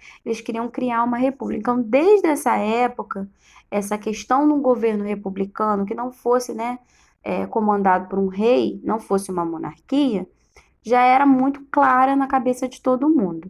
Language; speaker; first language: Portuguese; native; Portuguese